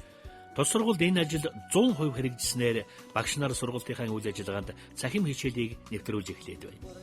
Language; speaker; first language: Mongolian; native; Mongolian